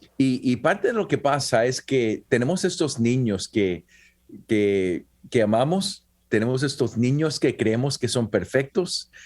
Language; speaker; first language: Spanish; early bilingual, heritage; Spanish